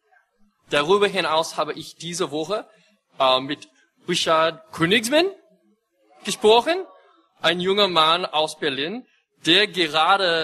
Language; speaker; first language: German; non-native, fluent; English